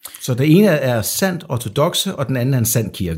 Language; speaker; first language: Danish; native; Danish